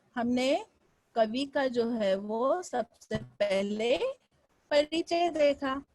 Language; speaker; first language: Hindi; non-native, local second language; Marathi